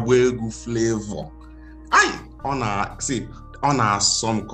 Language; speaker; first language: English; non-native, local second language; Igbo